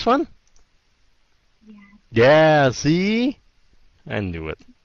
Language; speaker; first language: English; non-native, fluent; Vietnamese